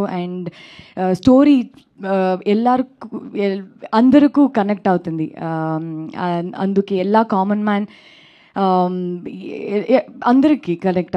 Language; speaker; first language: Telugu; non-native, local second language; Kannada